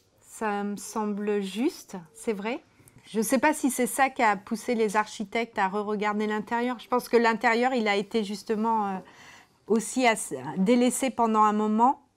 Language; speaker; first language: French; native; French